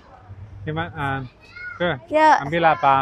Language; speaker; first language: Indonesian; non-native, learner; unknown